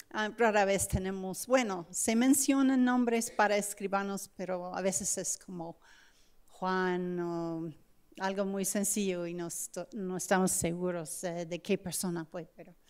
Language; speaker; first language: Spanish; non-native, fluent; English